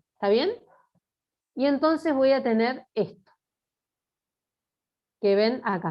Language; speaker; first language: Spanish; native; Spanish